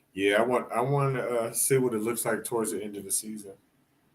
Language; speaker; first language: English; native; English